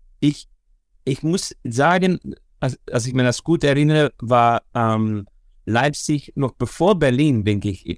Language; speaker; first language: German; non-native, learner; Dutch